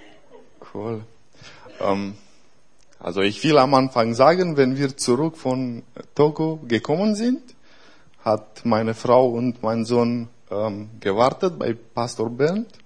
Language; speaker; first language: German; non-native, fluent; Romanian